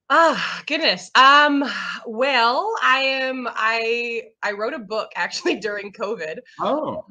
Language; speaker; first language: English; native; English